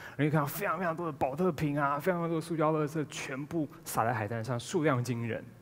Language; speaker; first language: Chinese; native; Chinese